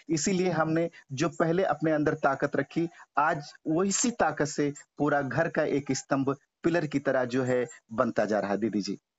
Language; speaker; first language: Hindi; native; Hindi